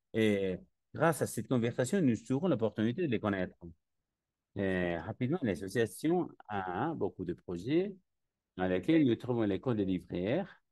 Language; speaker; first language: French; non-native, learner; Spanish